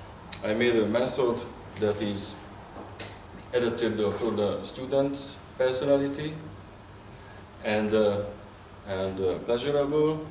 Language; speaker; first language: English; non-native, learner; Hungarian